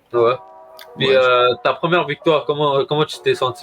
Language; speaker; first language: French; native; French